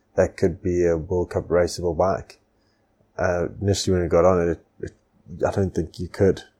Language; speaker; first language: English; native; English